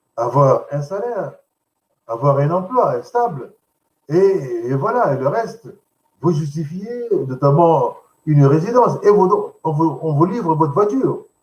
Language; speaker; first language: French; non-native, local second language; Lingala